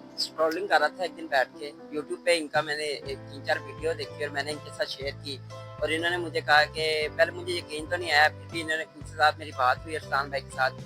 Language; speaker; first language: Urdu; non-native, local second language; Punjabi